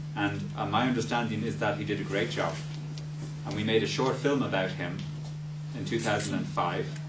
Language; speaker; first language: English; native; English